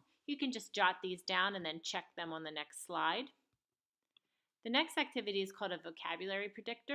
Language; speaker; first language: English; native; English